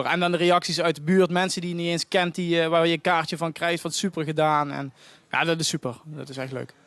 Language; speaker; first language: Dutch; native; Dutch